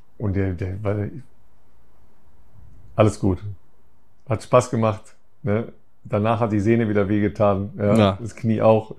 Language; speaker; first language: German; native; German